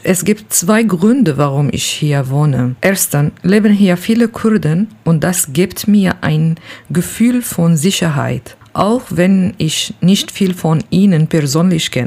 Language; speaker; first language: German; non-native, learner; Kurdish